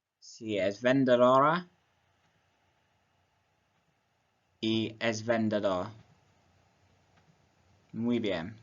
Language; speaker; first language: Spanish; non-native, learner; English